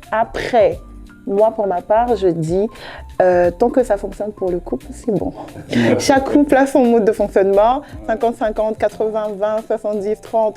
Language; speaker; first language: French; non-native, local second language; Lingala